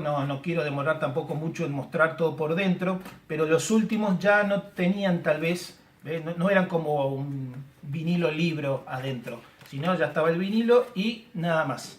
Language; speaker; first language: Spanish; native; Spanish